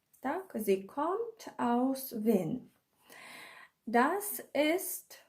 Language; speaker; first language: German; non-native, fluent; Ukrainian